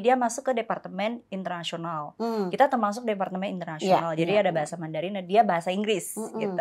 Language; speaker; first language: Indonesian; native; Indonesian